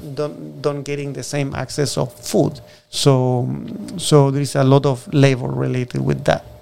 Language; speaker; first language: English; non-native, fluent; Spanish